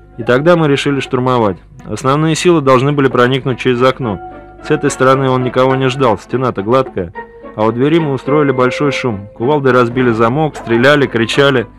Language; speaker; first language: Russian; native; Russian